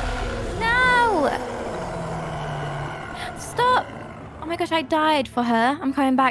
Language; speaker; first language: English; native; English